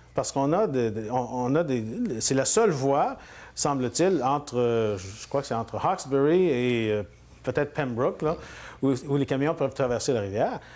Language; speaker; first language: French; native; French